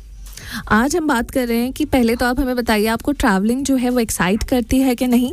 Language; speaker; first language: Hindi; native; Hindi